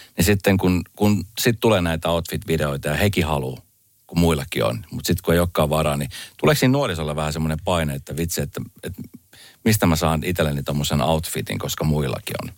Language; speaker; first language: Finnish; native; Finnish